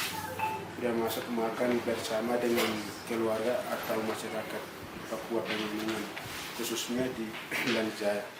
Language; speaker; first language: Indonesian; non-native, local second language; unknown